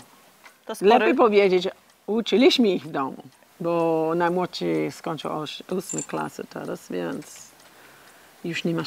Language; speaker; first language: Polish; non-native, learner; English